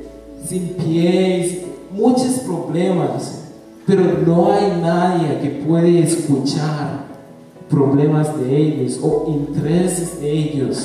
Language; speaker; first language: Spanish; non-native, learner; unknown